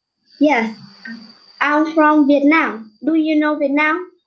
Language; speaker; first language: English; non-native, learner; Vietnamese